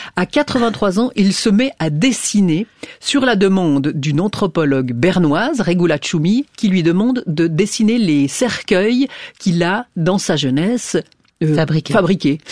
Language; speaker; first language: French; native; French